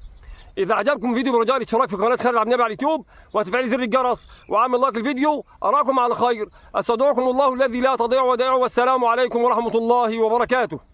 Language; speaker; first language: Arabic; native; Arabic